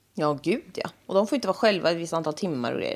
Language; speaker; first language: Swedish; native; Swedish